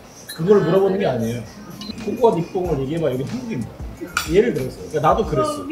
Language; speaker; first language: Korean; native; Korean